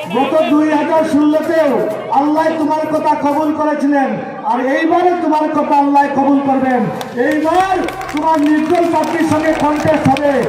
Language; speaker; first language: Bangla; native; Bangla